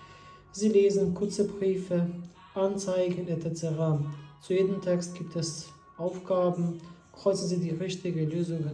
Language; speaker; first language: German; non-native, fluent; Albanian